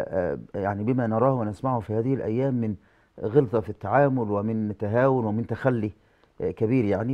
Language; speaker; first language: Arabic; native; Arabic